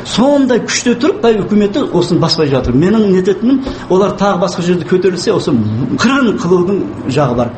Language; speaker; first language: Kazakh; non-native, local second language; Uyghur